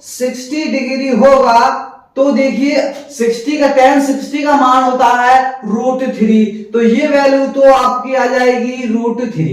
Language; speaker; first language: Hindi; native; Hindi